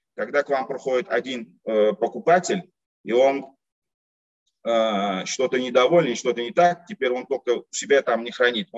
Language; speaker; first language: Russian; non-native, local second language; Uzbek